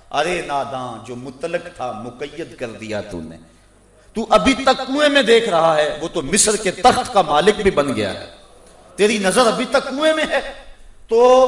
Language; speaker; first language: Urdu; native; Urdu